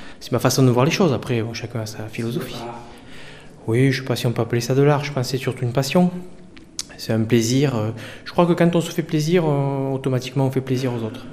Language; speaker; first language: French; native; French